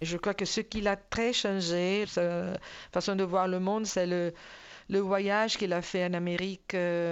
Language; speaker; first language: French; non-native, fluent; Italian